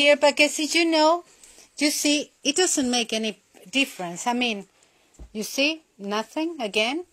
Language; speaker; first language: English; non-native, learner; Spanish